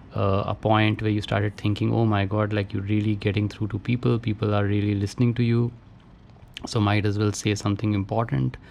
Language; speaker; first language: English; non-native, local second language; Hindi